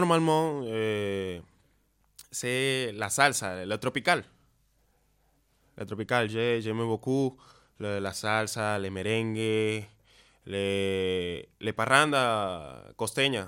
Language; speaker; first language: French; non-native, learner; Spanish